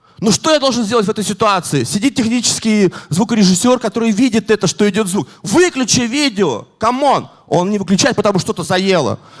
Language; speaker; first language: Russian; native; Russian